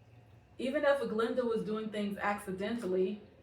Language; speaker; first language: English; native; English